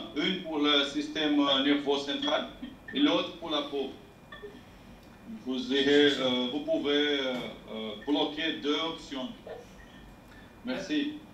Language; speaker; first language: French; non-native, learner; Portuguese